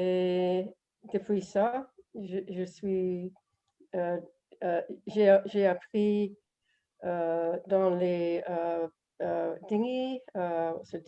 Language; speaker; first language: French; non-native, learner; English